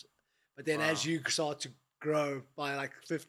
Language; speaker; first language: English; native; English